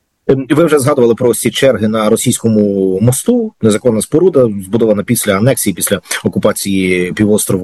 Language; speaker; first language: Ukrainian; native; Ukrainian